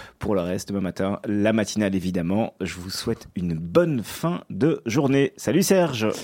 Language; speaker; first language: French; native; French